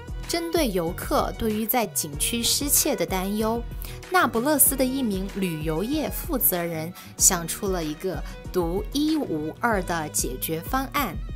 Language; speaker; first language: Chinese; native; Chinese